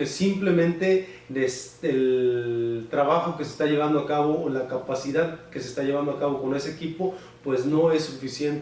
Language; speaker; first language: Spanish; native; Spanish